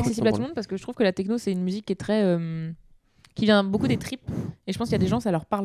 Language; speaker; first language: French; native; French